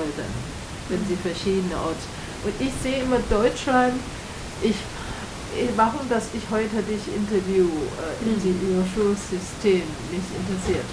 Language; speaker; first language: German; non-native, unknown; Chinese